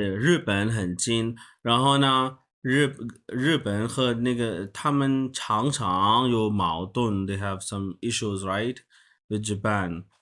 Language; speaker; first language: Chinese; non-native, fluent; Urdu